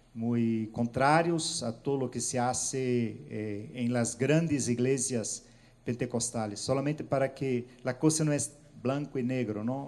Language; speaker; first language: Spanish; non-native, fluent; Portuguese